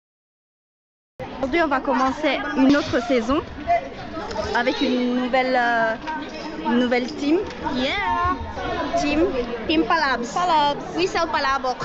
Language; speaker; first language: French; early bilingual, other home language; Filipino